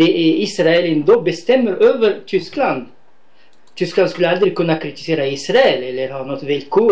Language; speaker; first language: Swedish; non-native, fluent; Arabic